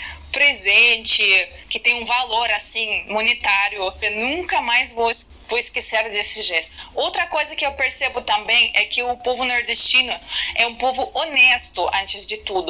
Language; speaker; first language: Portuguese; non-native, fluent; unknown